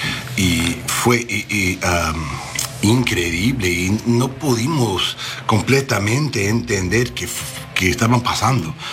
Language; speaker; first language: Spanish; non-native, learner; English